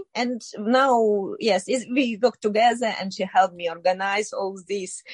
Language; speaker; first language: English; non-native, learner; Ukrainian